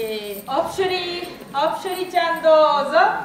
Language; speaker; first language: Japanese; non-native, fluent; Bangla